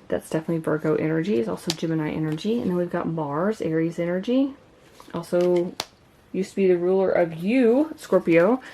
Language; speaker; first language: English; native; English